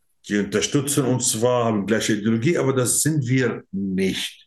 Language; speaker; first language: German; non-native, fluent; Arabic